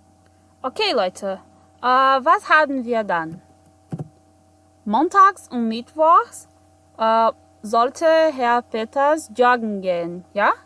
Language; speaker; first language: German; non-native, fluent; Portuguese